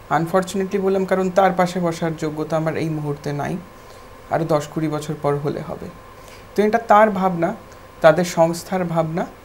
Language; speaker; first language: Bangla; non-native, local second language; Urdu